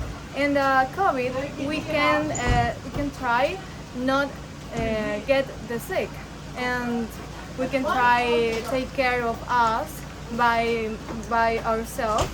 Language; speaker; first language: English; non-native, learner; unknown